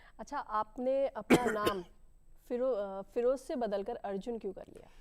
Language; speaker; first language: Hindi; native; Hindi